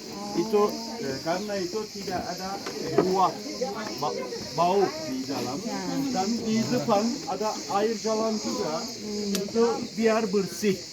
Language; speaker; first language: Indonesian; non-native, learner; Turkish